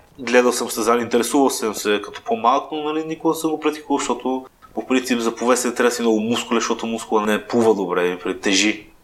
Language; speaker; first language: Bulgarian; native; Bulgarian